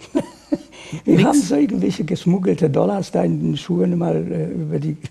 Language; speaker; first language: German; non-native, fluent; Polish